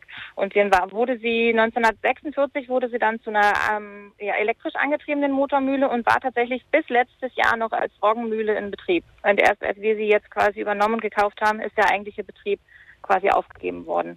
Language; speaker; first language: German; native; German